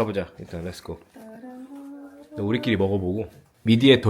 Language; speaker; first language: Korean; native; Korean